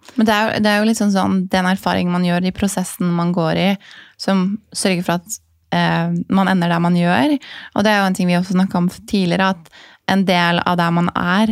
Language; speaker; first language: Norwegian; native; Norwegian